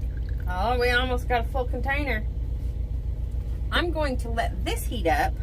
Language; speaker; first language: English; native; English